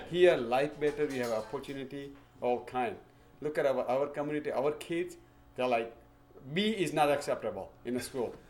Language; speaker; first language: English; non-native, local second language; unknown